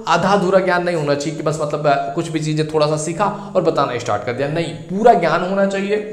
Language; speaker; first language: Hindi; native; Hindi